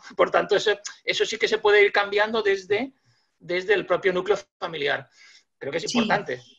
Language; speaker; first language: Spanish; native; Spanish